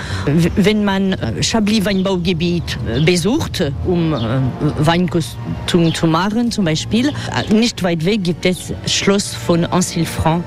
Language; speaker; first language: German; non-native, learner; French